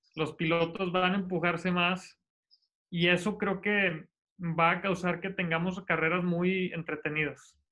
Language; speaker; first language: Spanish; native; Spanish